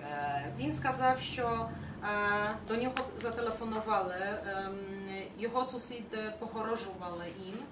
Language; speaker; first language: Ukrainian; non-native, fluent; Polish